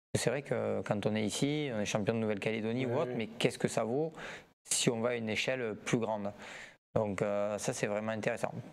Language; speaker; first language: French; native; French